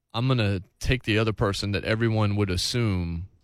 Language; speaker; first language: English; native; English